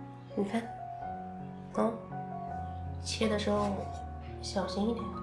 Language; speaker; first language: Chinese; native; Chinese